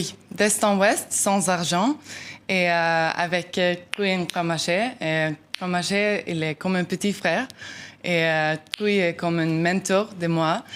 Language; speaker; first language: French; non-native, learner; Norwegian